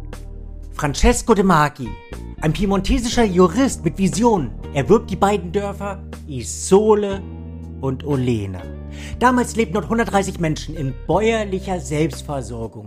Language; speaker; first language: German; native; German